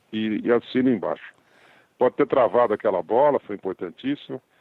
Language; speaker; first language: Portuguese; native; Portuguese